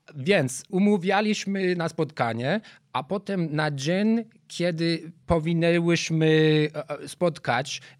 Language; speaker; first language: Polish; non-native, fluent; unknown